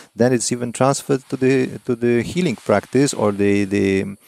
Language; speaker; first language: English; non-native, fluent; Polish